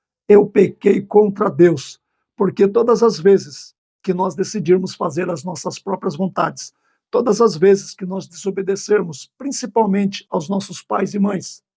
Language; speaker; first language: Portuguese; native; Portuguese